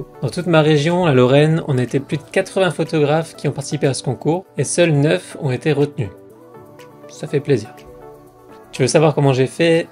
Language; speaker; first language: French; native; French